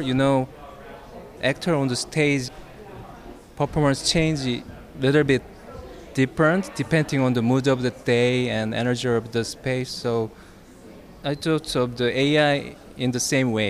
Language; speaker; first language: English; non-native, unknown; Korean